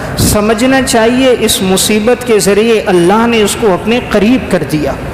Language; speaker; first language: Urdu; native; Urdu